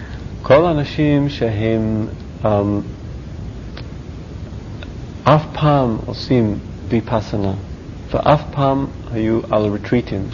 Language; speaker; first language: Hebrew; non-native, learner; English